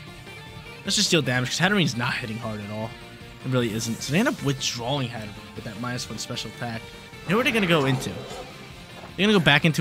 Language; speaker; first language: English; native; English